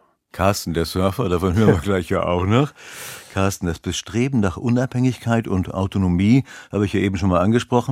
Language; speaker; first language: German; native; German